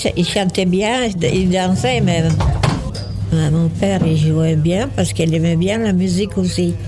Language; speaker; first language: French; non-native, fluent; Italian